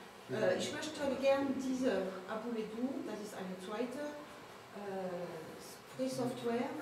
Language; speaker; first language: German; non-native, learner; French